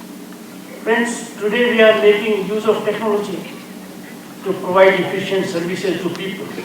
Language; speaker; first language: English; non-native, local second language; Hindi